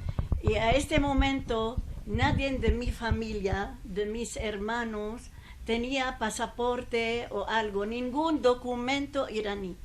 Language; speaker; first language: Spanish; non-native, fluent; Persian